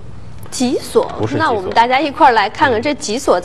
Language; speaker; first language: Chinese; native; Chinese